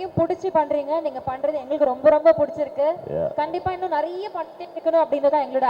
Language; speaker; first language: Tamil; native; Tamil